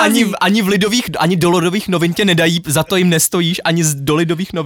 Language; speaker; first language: Czech; native; Czech